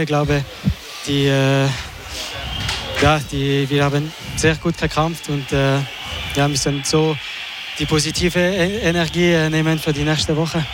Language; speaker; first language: German; non-native, local second language; French